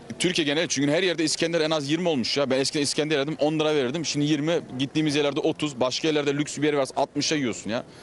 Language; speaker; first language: Turkish; early bilingual, heritage; Turkish